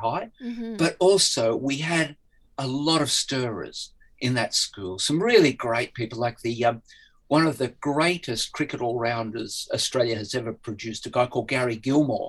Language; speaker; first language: English; native; English